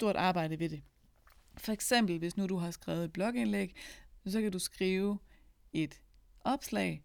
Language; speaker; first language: Danish; native; Danish